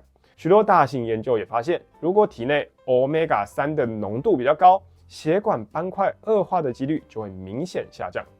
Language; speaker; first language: Chinese; native; Chinese